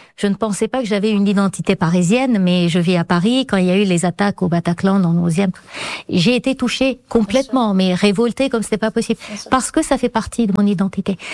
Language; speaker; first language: French; non-native, fluent; Armenian